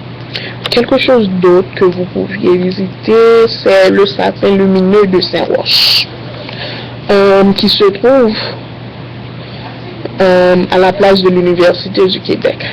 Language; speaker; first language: French; non-native, learner; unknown